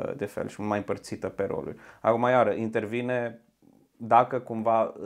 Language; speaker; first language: Romanian; early bilingual, heritage; Romanian